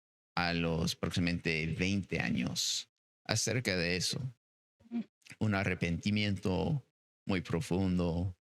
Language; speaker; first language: Spanish; non-native, fluent; English